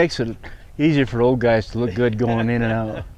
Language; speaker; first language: English; native; English